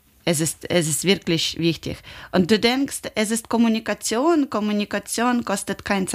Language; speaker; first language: German; non-native, learner; Ukrainian